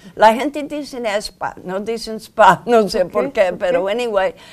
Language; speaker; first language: Spanish; non-native, fluent; English